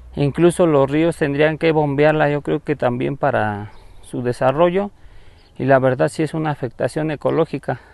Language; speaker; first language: Spanish; native; Spanish